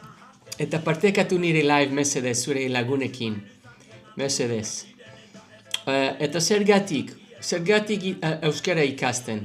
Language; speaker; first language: Basque; non-native, learner; English